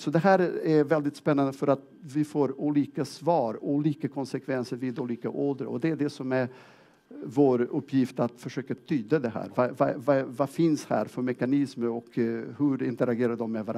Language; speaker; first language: Swedish; non-native, fluent; Portuguese